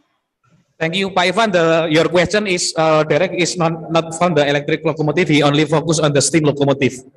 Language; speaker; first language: English; non-native, learner; Indonesian